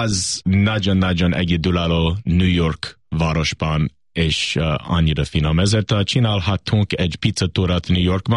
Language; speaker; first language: Hungarian; non-native, learner; English